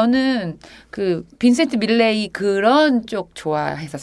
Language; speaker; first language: Korean; native; Korean